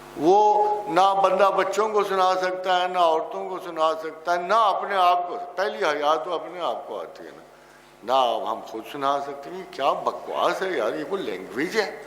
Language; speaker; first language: Urdu; non-native, local second language; Punjabi